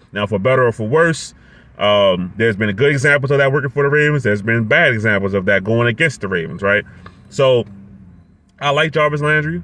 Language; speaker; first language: English; native; English